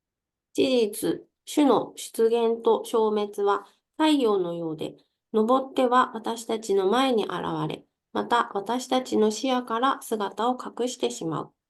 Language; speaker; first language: Japanese; native; Japanese